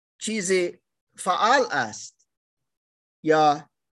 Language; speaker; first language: Persian; non-native, learner; German